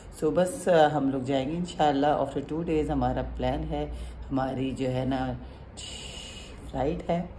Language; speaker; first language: Urdu; native; Urdu